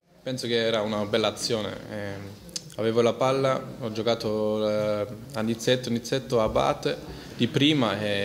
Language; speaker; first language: Italian; early bilingual, heritage; Italian